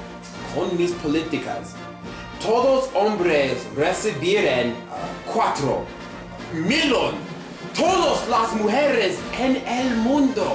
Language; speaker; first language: Spanish; non-native, learner; English